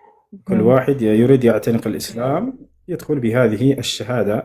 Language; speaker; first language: Arabic; non-native, fluent; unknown